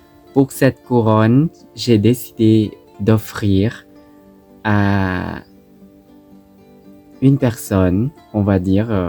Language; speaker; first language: French; non-native, fluent; Thai